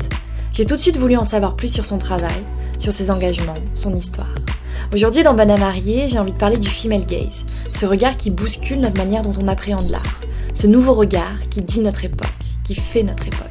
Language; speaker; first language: French; native; French